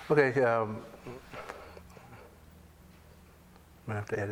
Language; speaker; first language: English; native; English